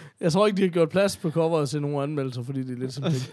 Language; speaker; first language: Danish; native; Danish